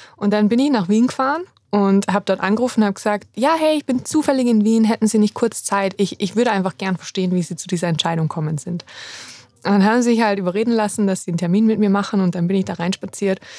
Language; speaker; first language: German; native; German